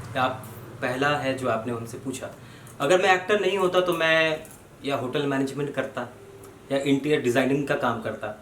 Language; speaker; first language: Hindi; non-native, local second language; Bangla